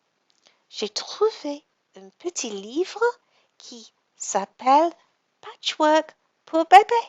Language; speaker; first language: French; non-native, learner; English